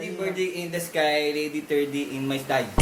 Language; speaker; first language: English; non-native, local second language; Filipino